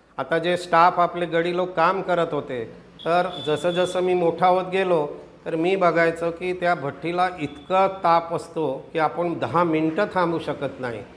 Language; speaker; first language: Marathi; non-native, local second language; Gujarati